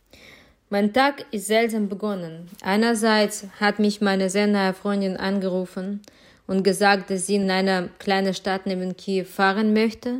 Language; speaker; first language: German; non-native, fluent; Ukrainian